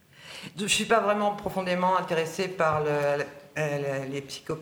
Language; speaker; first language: French; native; French